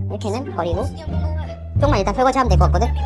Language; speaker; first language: Korean; native; Korean